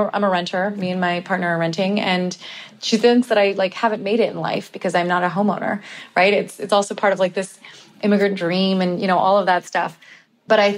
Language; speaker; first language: English; native; English